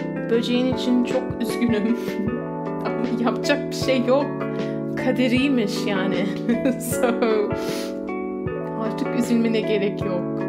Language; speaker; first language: Turkish; early bilingual, heritage; Turkish